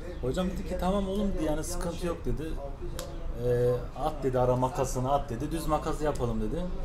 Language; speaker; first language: Turkish; early bilingual, heritage; Turkish